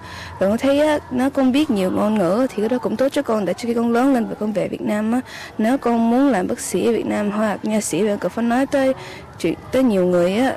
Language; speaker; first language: Vietnamese; early bilingual, heritage; English